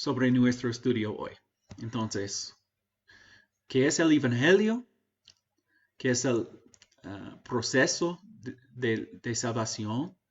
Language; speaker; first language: Spanish; non-native, fluent; English